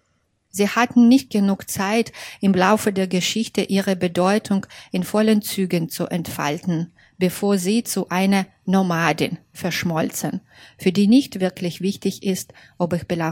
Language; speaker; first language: German; non-native, fluent; Russian